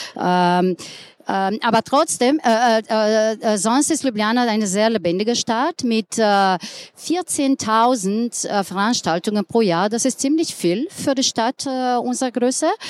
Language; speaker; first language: German; non-native, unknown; Slovenian